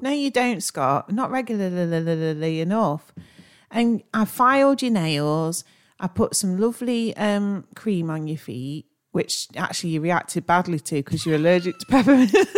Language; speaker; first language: English; native; English